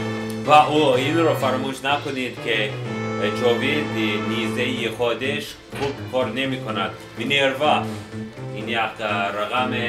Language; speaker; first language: Persian; non-native, learner; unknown